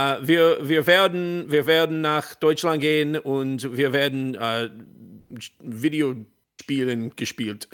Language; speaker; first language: German; non-native, learner; English